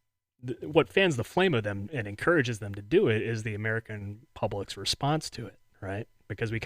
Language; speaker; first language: English; native; English